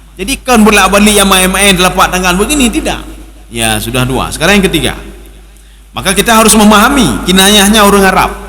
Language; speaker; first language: Malay; non-native, local second language; Achinese